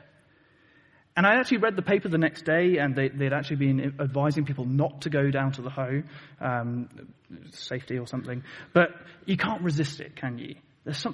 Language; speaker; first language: English; native; English